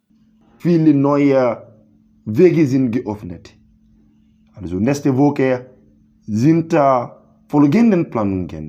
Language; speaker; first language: German; non-native, learner; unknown